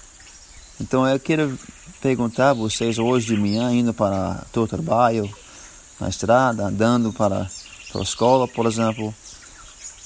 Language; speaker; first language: Portuguese; non-native, learner; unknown